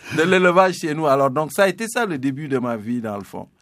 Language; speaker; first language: French; non-native, local second language; Serer